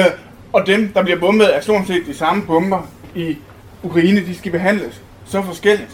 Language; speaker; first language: Danish; native; Danish